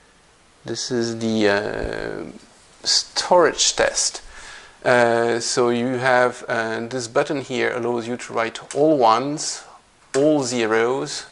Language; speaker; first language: English; non-native, fluent; French